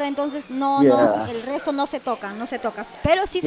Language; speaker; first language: Spanish; native; Spanish